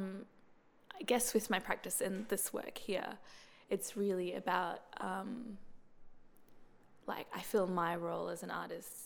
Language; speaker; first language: English; native; English